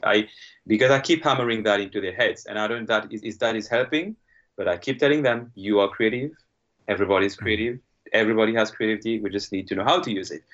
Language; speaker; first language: English; non-native, fluent; Morisyen